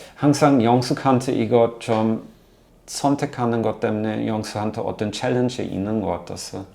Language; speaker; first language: Korean; non-native, learner; German